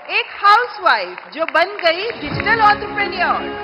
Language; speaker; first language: Hindi; native; Hindi